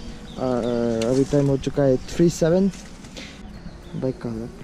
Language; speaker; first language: Hindi; non-native, local second language; Nepali